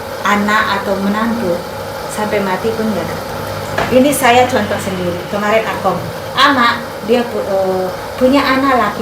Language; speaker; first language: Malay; non-native, local second language; Sundanese